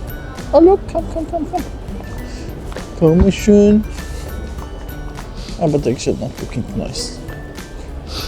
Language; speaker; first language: English; non-native, learner; Turkish